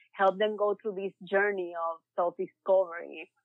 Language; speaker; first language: English; early bilingual, other home language; Spanish